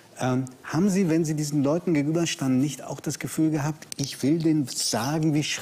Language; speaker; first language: German; native; German